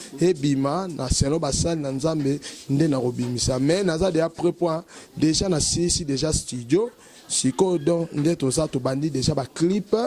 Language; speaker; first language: Lingala; native; Lingala